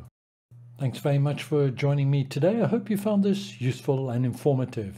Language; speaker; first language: English; native; English